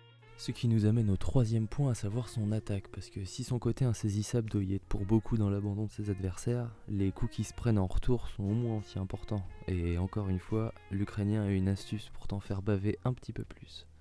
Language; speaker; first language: French; native; French